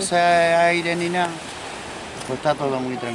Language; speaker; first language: Spanish; native; Spanish